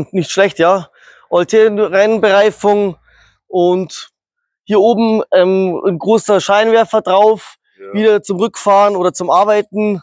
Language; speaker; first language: German; native; German